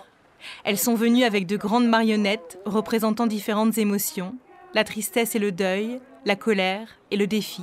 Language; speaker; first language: French; native; French